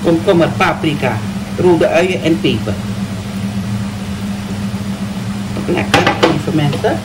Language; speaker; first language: Dutch; non-native, local second language; Caribbean Hindustani